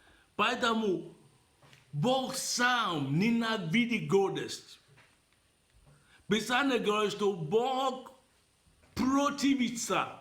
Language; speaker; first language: Russian; non-native, fluent; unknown